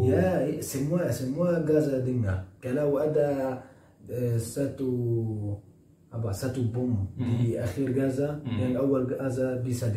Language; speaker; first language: Indonesian; non-native, learner; Arabic